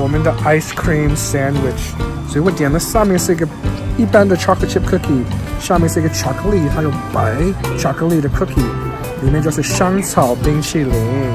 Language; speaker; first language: Chinese; non-native, fluent; English